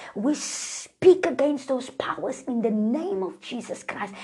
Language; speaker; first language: English; non-native, local second language; Afrikaans